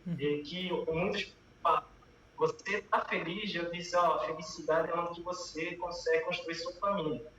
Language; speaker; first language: Portuguese; non-native, local second language; Kabuverdianu